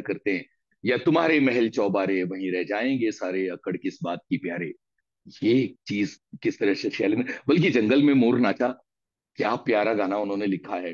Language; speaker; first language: Hindi; native; Hindi